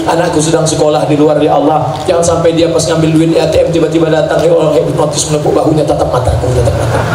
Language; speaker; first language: Indonesian; native; Indonesian